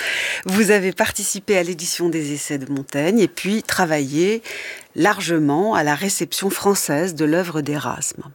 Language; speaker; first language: French; native; French